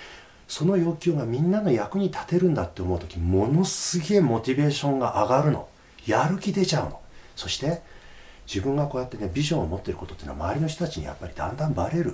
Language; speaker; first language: Japanese; native; Japanese